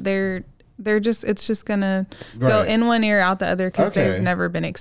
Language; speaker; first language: English; native; English